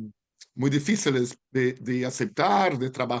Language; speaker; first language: Spanish; non-native, learner; Portuguese